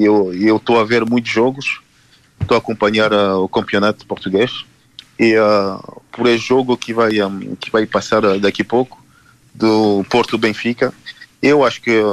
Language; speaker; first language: Portuguese; non-native, fluent; Haitian Creole